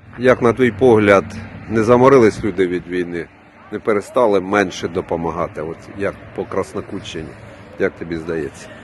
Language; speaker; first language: Ukrainian; native; Ukrainian